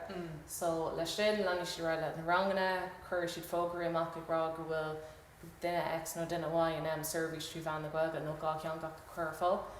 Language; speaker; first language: Irish; non-native, local second language; English